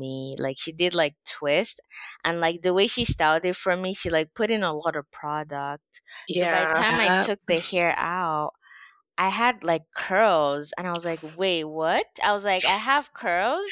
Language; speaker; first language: English; non-native, local second language; Yoruba